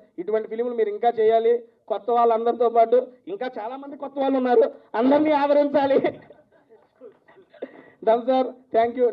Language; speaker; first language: Telugu; native; Telugu